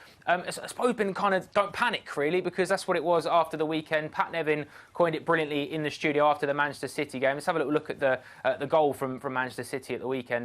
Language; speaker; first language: English; native; English